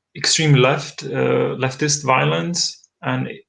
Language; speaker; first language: English; non-native, fluent; Czech